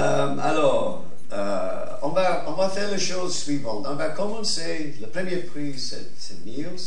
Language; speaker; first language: French; non-native, fluent; English